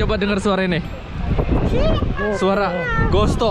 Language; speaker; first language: Indonesian; native; Indonesian